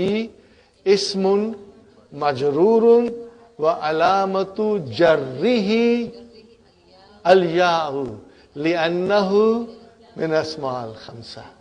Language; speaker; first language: Arabic; non-native, fluent; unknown